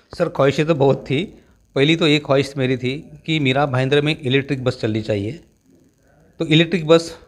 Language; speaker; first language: Hindi; non-native, local second language; Marathi